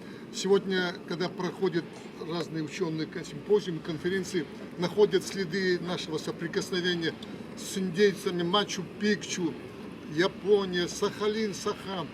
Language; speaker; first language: Russian; non-native, local second language; Karachay-Balkar